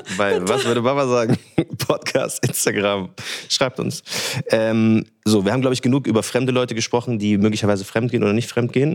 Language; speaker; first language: German; early bilingual, other home language; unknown